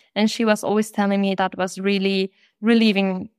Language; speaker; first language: English; non-native, fluent; Spanish